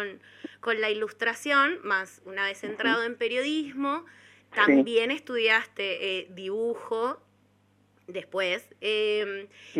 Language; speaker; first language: Spanish; native; Spanish